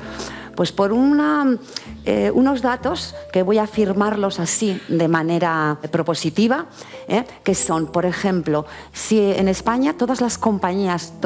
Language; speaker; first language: Spanish; native; Spanish